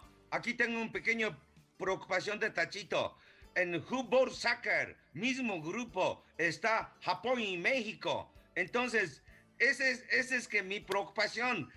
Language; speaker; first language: Spanish; non-native, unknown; Japanese